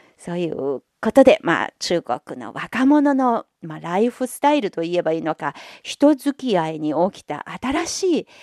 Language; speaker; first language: Japanese; non-native, fluent; Chinese